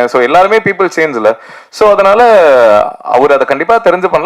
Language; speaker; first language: Tamil; native; Tamil